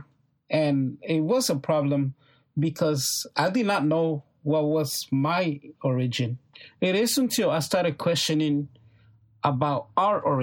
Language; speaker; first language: English; non-native, fluent; Mixtepec Mixtec